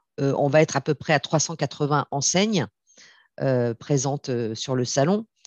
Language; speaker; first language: French; native; French